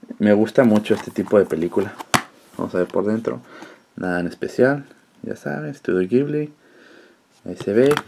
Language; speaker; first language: Spanish; early bilingual, heritage; Spanish